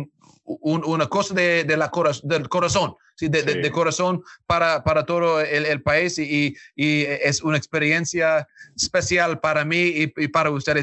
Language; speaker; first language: Spanish; non-native, learner; English